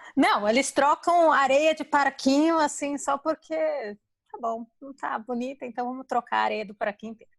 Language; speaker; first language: Portuguese; native; Portuguese